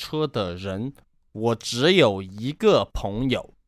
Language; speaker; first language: Chinese; non-native, learner; English